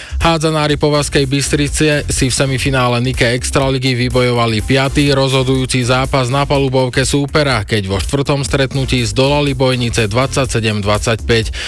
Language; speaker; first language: Slovak; native; Slovak